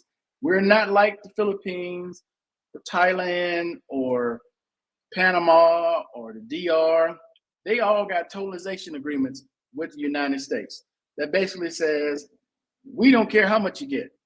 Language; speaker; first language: English; native; English